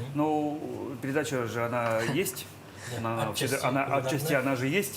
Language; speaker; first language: Russian; native; Russian